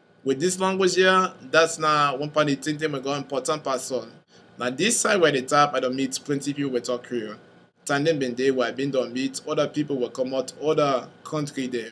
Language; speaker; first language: English; native; English